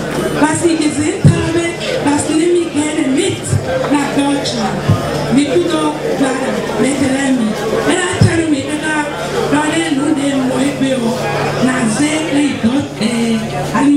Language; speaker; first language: German; non-native, learner; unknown